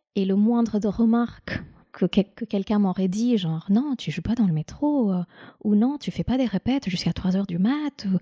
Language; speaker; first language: French; non-native, fluent; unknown